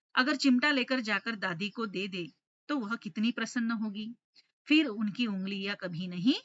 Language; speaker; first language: Hindi; non-native, local second language; Telugu